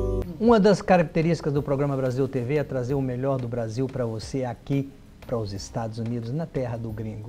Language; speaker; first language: Portuguese; native; Portuguese